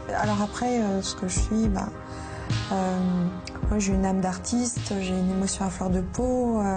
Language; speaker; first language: French; native; French